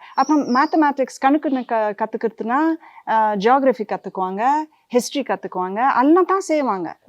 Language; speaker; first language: Tamil; non-native, local second language; French